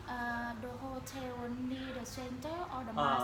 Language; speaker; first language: English; non-native, learner; Vietnamese